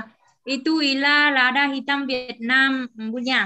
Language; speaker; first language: Indonesian; non-native, learner; Vietnamese